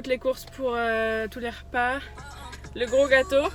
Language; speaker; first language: French; native; French